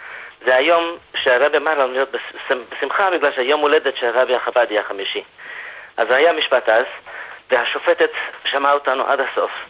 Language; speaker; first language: Hebrew; non-native, fluent; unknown